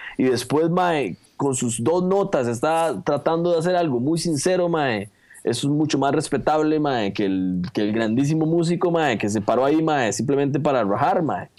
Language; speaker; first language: Spanish; native; Spanish